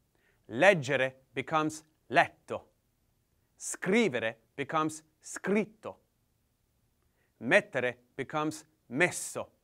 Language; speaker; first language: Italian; non-native, learner; English